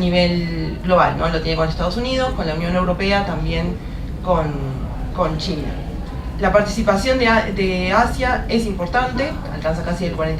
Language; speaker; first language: Spanish; native; Spanish